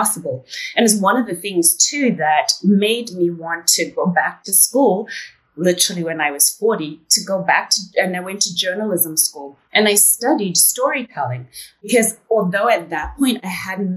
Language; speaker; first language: English; native; English